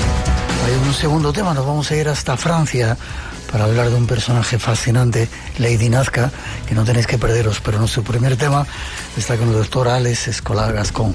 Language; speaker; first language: Spanish; native; Spanish